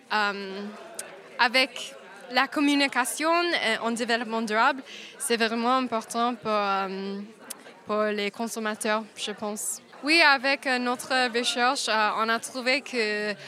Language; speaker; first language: French; non-native, fluent; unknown